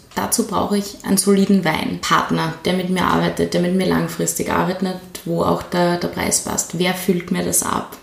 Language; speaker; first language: German; native; German